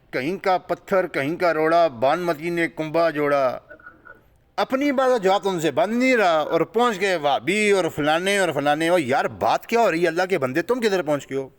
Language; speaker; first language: Urdu; non-native, local second language; Punjabi